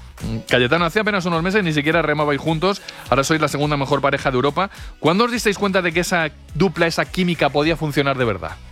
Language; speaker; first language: Spanish; native; Spanish